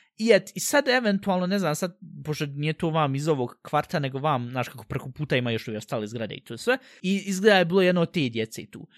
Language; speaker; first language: Bosnian; early bilingual, heritage; Bosnian